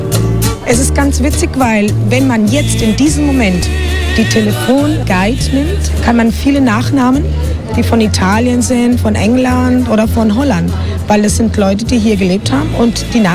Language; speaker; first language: German; non-native, fluent; Spanish